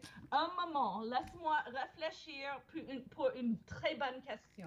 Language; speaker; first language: French; non-native, fluent; English